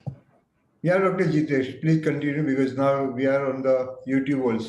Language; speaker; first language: English; non-native, local second language; Hindi